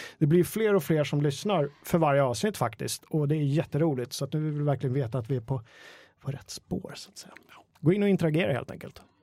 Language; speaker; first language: Swedish; native; Swedish